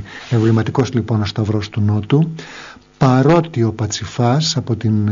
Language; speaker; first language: Greek; native; Greek